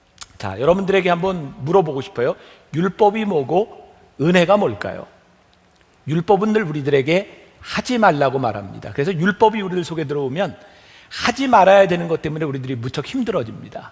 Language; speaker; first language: Korean; native; Korean